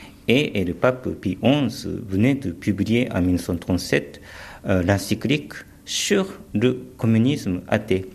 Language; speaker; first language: French; early bilingual, other home language; Japanese